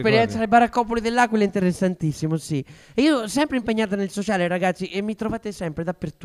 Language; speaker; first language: Italian; native; Italian